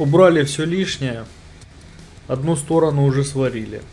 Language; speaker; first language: Russian; native; Russian